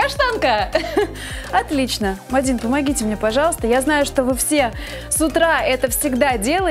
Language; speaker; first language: Russian; native; Russian